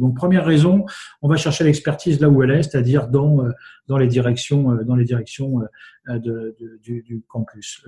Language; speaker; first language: French; native; French